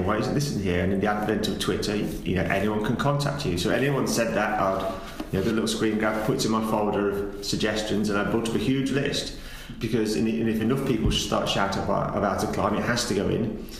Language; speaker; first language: English; native; English